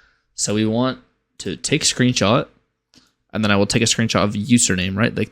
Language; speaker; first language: English; native; English